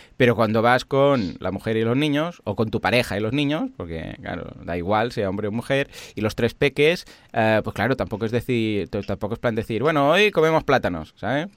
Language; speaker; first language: Spanish; native; Spanish